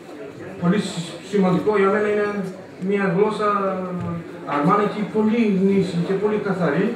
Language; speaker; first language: Greek; non-native, fluent; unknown